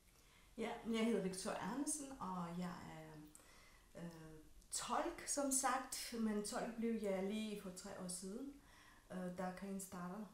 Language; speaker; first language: Danish; non-native, fluent; Russian